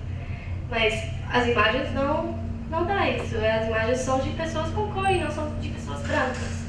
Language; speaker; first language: Portuguese; non-native, fluent; English